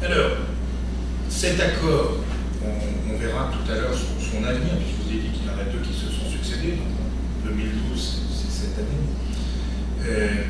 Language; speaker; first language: French; native; French